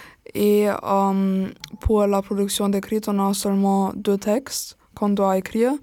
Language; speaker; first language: French; non-native, learner; German